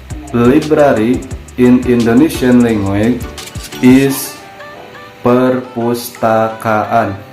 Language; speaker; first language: English; non-native, learner; Indonesian